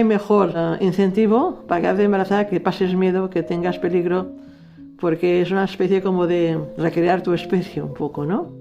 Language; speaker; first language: Spanish; native; Spanish